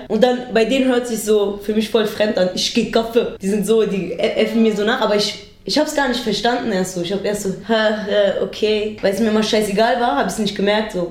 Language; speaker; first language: German; early bilingual, other home language; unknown